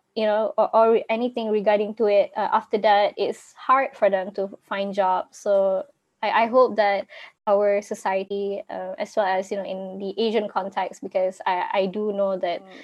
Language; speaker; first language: English; non-native, local second language; Malay